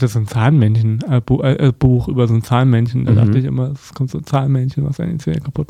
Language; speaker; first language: German; native; German